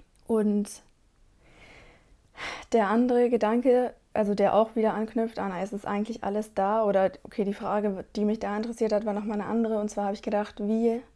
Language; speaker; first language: German; non-native, fluent; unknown